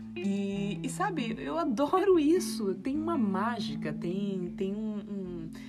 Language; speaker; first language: Portuguese; native; Portuguese